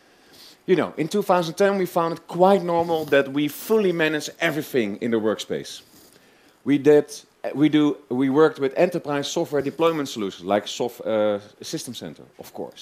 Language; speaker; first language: English; non-native, fluent; Dutch